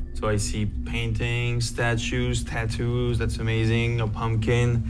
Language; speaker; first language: English; non-native, fluent; French